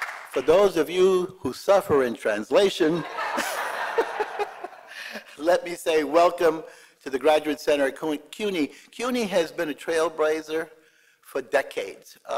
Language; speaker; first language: English; early bilingual, other home language; Spanish